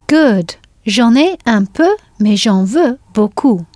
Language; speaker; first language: French; non-native, fluent; English